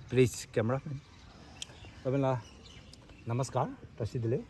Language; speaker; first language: Hindi; non-native, local second language; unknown